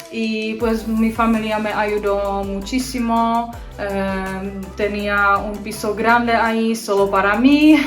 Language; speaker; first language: Spanish; non-native, fluent; Czech